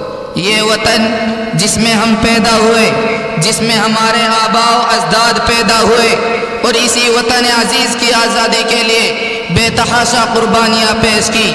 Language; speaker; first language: Urdu; native; Urdu